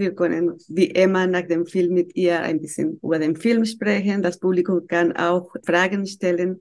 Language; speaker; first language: German; non-native, fluent; Spanish